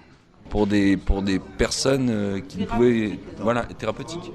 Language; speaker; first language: French; native; French